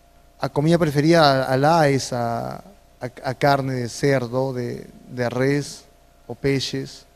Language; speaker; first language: Portuguese; non-native, fluent; Spanish